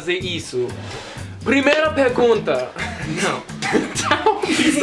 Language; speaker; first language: Portuguese; non-native, learner; English